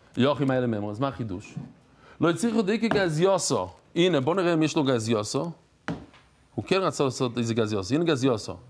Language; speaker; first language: Hebrew; non-native, fluent; English